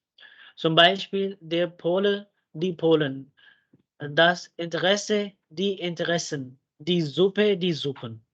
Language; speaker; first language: German; non-native, fluent; Urdu